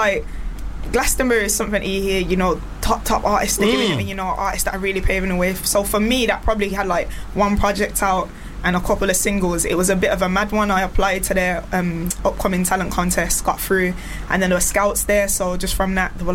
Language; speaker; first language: English; native; English